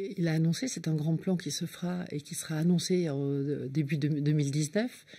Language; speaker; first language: French; native; French